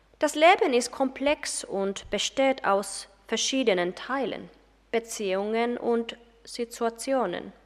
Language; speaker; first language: German; non-native, fluent; Finnish